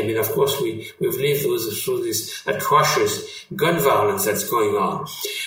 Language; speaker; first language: English; non-native, fluent; French